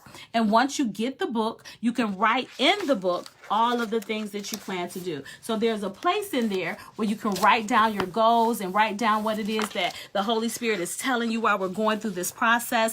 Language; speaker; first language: English; native; English